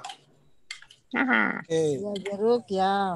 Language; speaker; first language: Indonesian; native; Indonesian